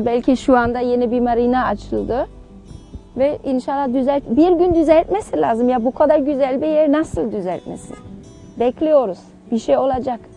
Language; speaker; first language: Turkish; non-native, learner; German